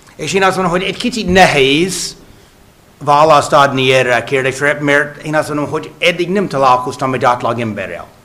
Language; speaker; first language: Hungarian; non-native, fluent; English